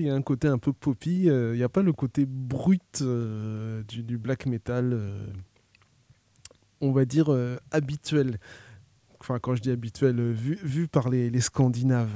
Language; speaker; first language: French; native; French